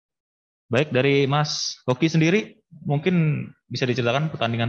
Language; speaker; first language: Indonesian; native; Indonesian